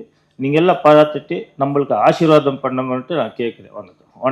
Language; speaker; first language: Tamil; non-native, learner; Kannada